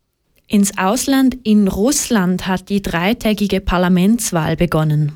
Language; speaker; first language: German; native; German